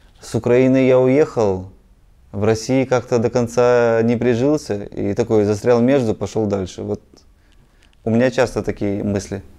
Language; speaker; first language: Russian; native; Russian